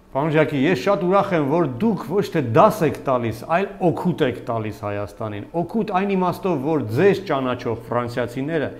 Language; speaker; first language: Armenian; native; Armenian